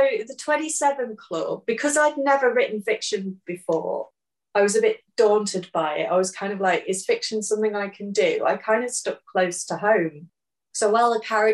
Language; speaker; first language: English; native; English